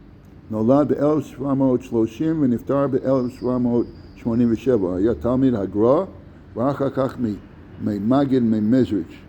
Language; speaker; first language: Hebrew; non-native, fluent; English